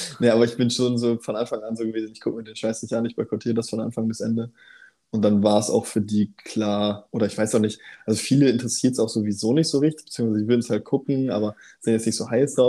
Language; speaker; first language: German; native; German